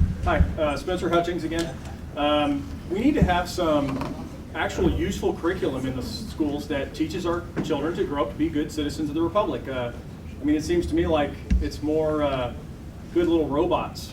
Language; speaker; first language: English; native; English